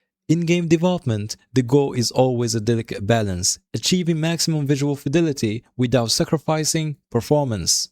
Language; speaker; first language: English; non-native, fluent; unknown